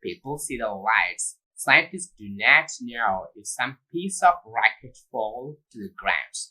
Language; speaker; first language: English; non-native, local second language; Tamil